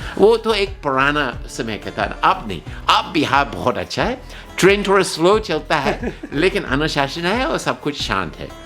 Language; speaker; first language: Hindi; non-native, fluent; English